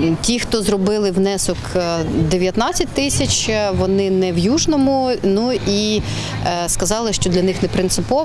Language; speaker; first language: Ukrainian; native; Ukrainian